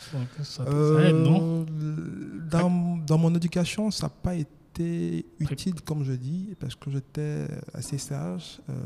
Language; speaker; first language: French; non-native, local second language; Baoulé